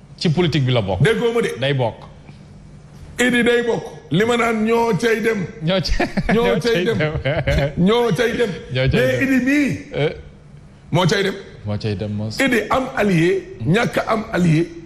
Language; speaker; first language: Wolof; native; Wolof